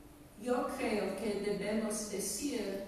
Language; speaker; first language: Spanish; non-native, fluent; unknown